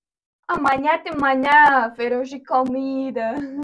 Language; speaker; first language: Portuguese; non-native, learner; Kyrgyz